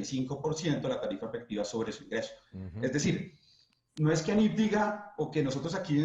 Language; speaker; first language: Spanish; native; Spanish